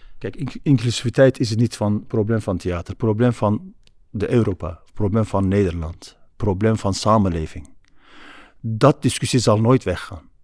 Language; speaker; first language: Dutch; non-native, fluent; Kurdish